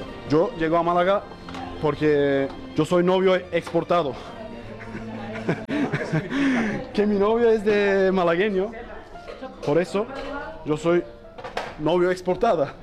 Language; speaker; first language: Spanish; non-native, learner; Turkish